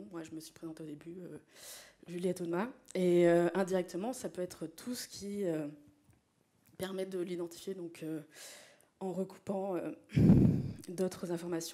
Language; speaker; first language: French; native; French